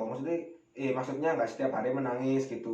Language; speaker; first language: Indonesian; native; Indonesian